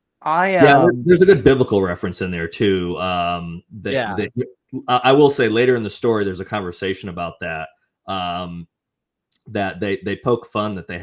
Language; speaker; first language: English; native; English